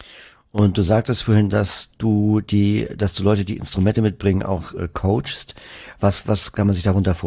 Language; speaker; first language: German; native; German